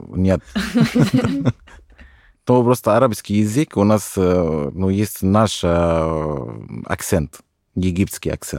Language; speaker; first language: Russian; non-native, fluent; Arabic